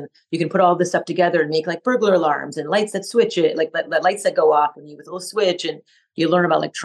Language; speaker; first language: English; non-native, fluent; French